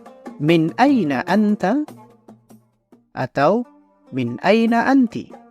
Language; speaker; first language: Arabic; non-native, fluent; Indonesian